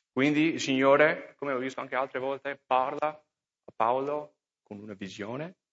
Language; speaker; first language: Italian; non-native, fluent; English